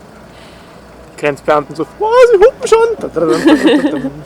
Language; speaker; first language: German; native; German